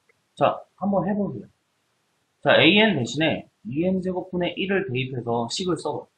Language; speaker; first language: Korean; native; Korean